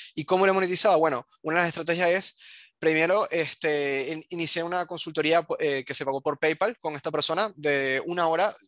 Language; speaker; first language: Spanish; native; Spanish